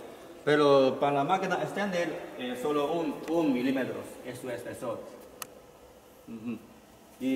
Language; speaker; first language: Spanish; non-native, learner; Chinese